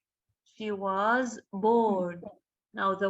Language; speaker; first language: English; non-native, fluent; Arabic